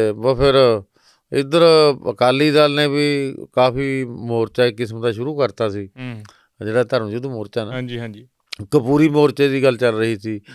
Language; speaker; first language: Punjabi; native; Punjabi